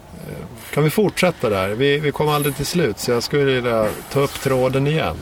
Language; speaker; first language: Swedish; native; Swedish